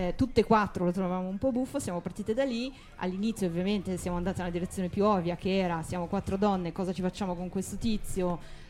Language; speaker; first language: Italian; native; Italian